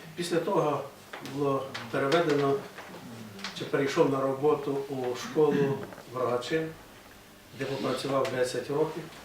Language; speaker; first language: Ukrainian; native; Ukrainian